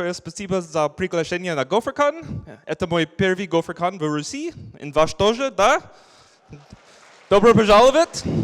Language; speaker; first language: Russian; non-native, learner; English